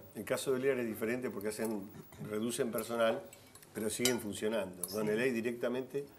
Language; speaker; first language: Spanish; native; Spanish